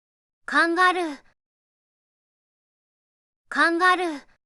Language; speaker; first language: Japanese; native; Japanese